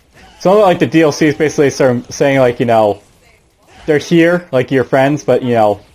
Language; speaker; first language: English; native; English